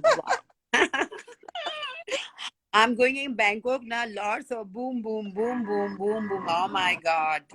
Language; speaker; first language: English; non-native, learner; Hindi